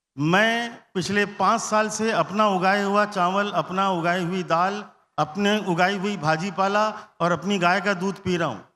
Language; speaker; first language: Hindi; non-native, local second language; Bangla